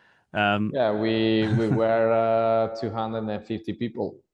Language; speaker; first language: English; non-native, learner; Italian